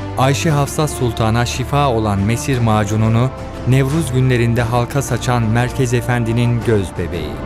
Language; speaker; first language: Turkish; native; Turkish